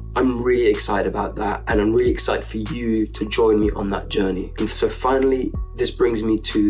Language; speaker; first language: English; native; English